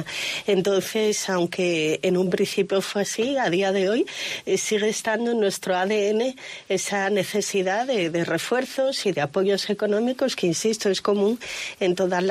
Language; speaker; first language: Spanish; native; Spanish